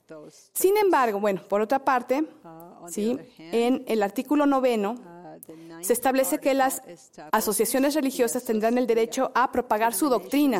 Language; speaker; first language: Spanish; native; Spanish